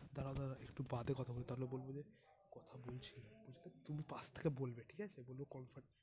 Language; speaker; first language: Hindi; non-native, local second language; Bangla